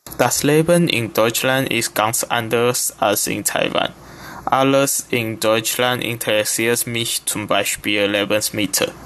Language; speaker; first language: German; non-native, learner; Chinese